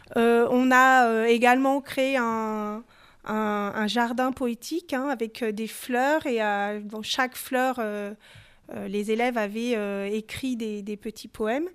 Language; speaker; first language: French; native; French